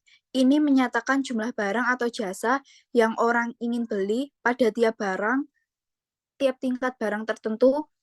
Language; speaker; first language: Indonesian; native; Indonesian